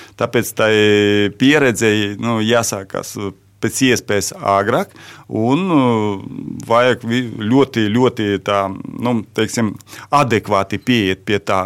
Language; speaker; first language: Latvian; non-native, local second language; Russian